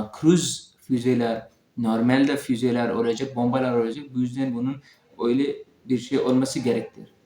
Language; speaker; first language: Turkish; non-native, learner; Urdu